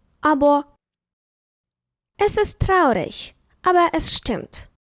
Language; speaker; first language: German; non-native, fluent; Ukrainian